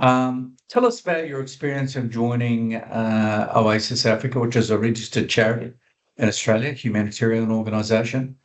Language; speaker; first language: English; native; English